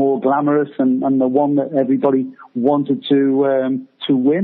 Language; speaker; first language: English; native; English